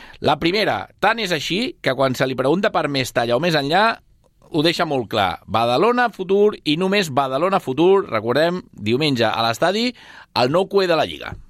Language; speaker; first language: Catalan; native; Catalan